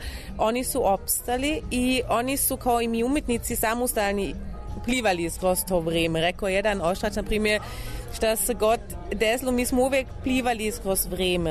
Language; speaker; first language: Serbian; non-native, learner; German